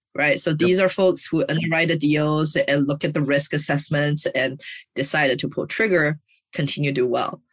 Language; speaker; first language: English; early bilingual, other home language; Chinese